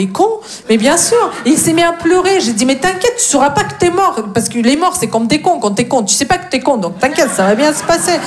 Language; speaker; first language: French; non-native, fluent; Russian